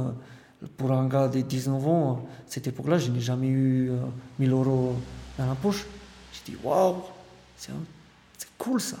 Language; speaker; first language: French; non-native, fluent; Romanian